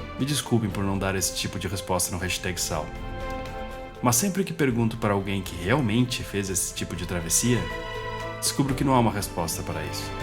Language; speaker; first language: Portuguese; native; Portuguese